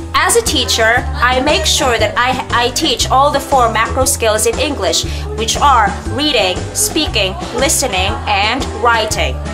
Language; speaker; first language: English; non-native, local second language; Cebuano